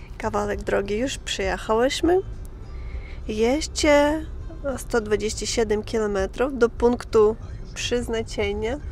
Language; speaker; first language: Polish; non-native, learner; Ukrainian